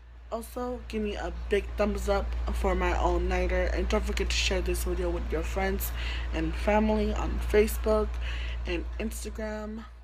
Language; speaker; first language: English; early bilingual, other home language; Spanish